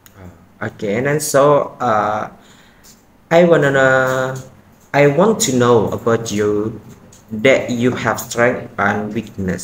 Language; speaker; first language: English; non-native, learner; Indonesian